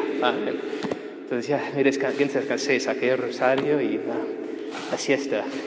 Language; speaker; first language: Spanish; non-native, fluent; English